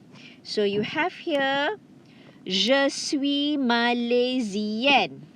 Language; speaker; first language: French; non-native, fluent; Malay